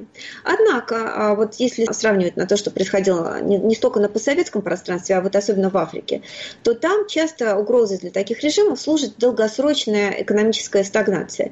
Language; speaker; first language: Russian; native; Russian